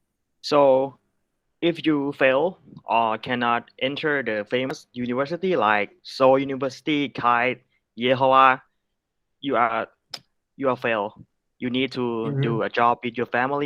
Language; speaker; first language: English; non-native, learner; Thai